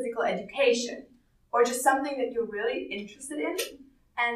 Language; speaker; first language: English; non-native, fluent; German